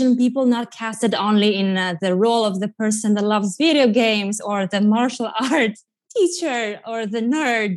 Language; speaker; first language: English; non-native, fluent; Italian